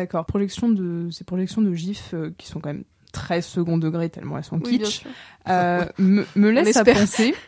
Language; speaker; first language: French; native; French